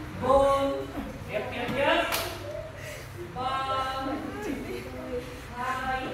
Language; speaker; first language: Vietnamese; non-native, learner; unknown